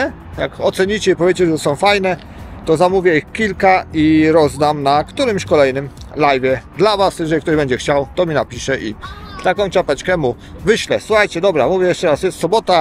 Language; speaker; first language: Polish; native; Polish